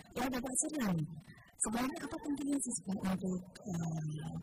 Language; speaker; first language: Indonesian; non-native, local second language; Javanese